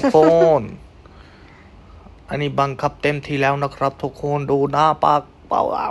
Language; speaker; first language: Thai; non-native, fluent; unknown